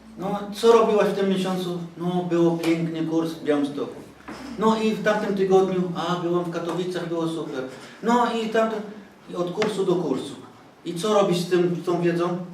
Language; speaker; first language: Polish; non-native, fluent; Arabic